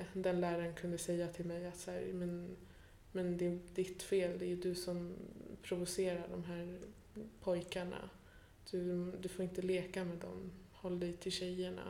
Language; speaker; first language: Swedish; early bilingual, other home language; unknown